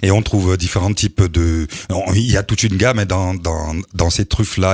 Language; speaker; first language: French; native; French